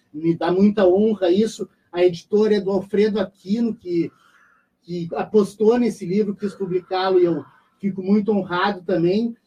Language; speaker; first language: Portuguese; native; Portuguese